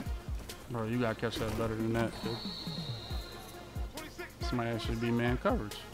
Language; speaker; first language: English; native; English